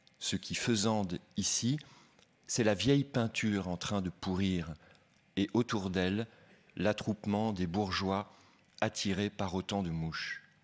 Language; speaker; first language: French; native; French